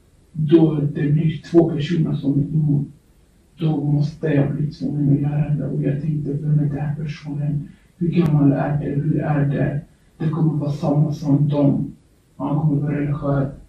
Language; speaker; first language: Swedish; early bilingual, other home language; Kurdish